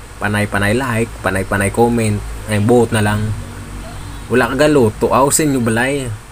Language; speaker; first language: Filipino; non-native, local second language; Hiligaynon